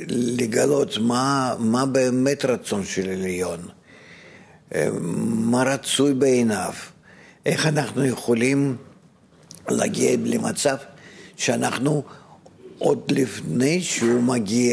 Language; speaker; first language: Hebrew; non-native, fluent; Russian